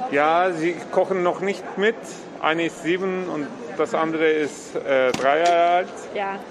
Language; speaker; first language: German; non-native, fluent; Turkish